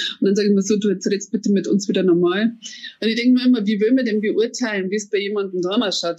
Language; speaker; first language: German; native; German